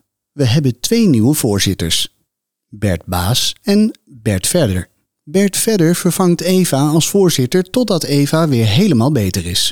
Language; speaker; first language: Dutch; native; Dutch